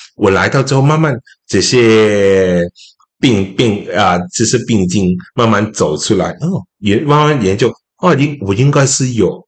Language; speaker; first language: Chinese; non-native, local second language; Cantonese